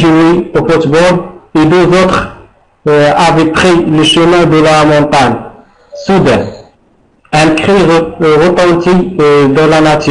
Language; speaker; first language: French; non-native, learner; Arabic